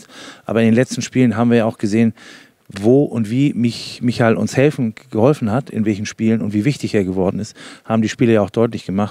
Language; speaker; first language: German; native; German